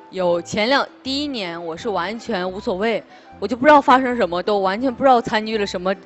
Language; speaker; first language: Chinese; native; Chinese